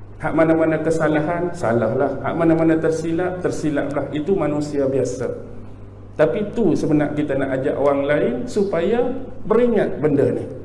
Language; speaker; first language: Malay; native; Malay